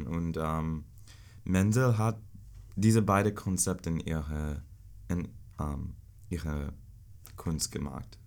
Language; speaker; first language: German; non-native, learner; English